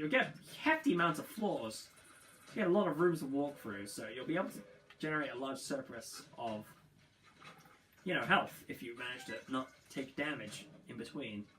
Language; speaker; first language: English; native; English